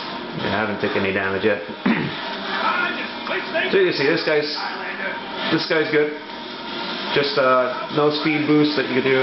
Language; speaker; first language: English; native; English